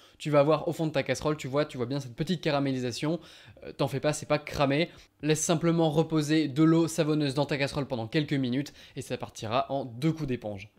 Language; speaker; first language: French; native; French